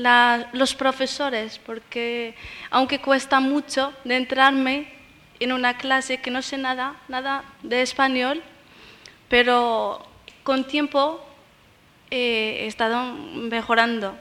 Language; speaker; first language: Spanish; non-native, fluent; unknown